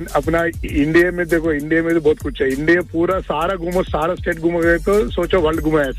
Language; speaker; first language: Hindi; non-native, local second language; Telugu